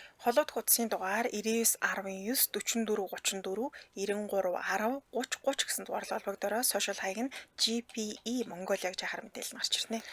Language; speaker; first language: Mongolian; native; Mongolian